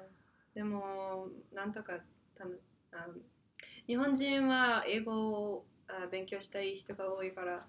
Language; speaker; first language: Japanese; non-native, fluent; English